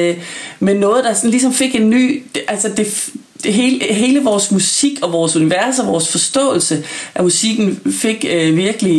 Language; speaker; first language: Danish; native; Danish